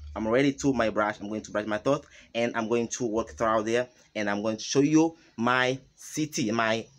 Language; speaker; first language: English; non-native, learner; Makhuwa